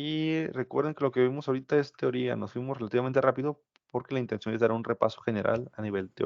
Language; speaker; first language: Spanish; native; Spanish